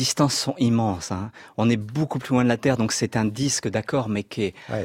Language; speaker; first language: French; native; French